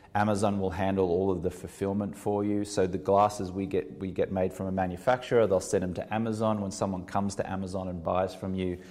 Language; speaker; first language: English; native; English